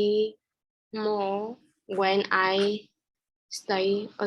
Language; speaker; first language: English; non-native, learner; Vietnamese